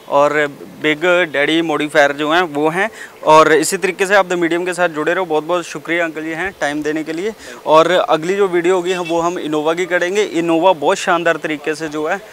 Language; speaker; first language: Hindi; non-native, local second language; Punjabi